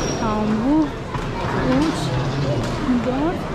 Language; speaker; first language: Turkish; non-native, learner; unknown